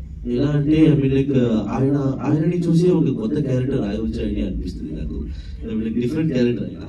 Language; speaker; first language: Telugu; non-native, learner; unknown